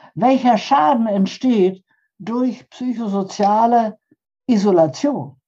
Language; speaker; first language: German; early bilingual, other home language; Polish